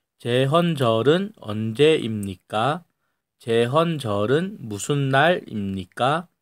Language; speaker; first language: Korean; native; Korean